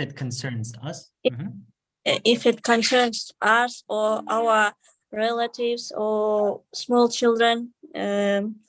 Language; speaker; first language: English; non-native, learner; Kazakh